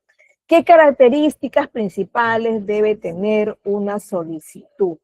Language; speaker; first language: Spanish; native; Spanish